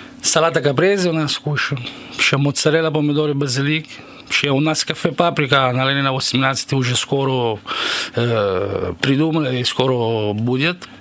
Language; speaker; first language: Russian; non-native, learner; Italian